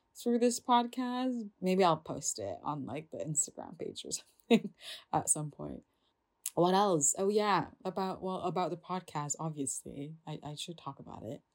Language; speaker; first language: English; non-native, fluent; Indonesian